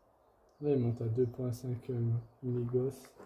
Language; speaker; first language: French; native; French